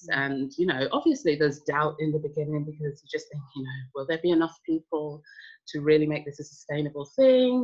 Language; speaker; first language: English; native; English